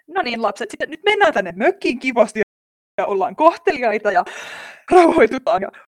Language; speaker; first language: Finnish; native; Finnish